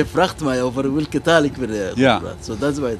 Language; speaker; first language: Dutch; non-native, learner; Somali